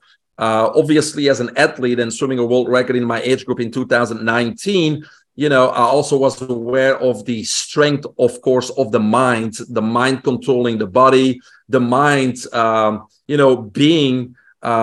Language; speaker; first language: English; non-native, fluent; Dutch